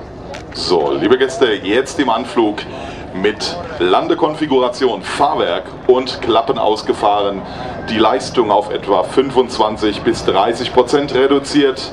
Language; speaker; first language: German; native; German